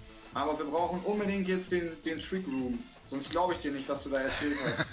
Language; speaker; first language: German; native; German